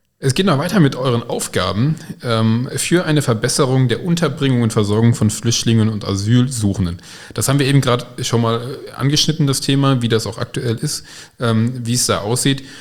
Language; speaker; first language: German; native; German